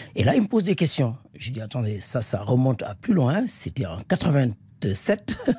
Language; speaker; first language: French; non-native, local second language; Wolof